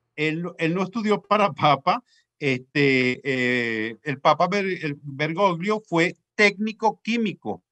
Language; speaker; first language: Spanish; native; Spanish